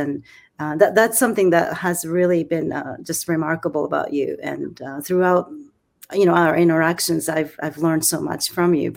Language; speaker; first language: English; non-native, fluent; Japanese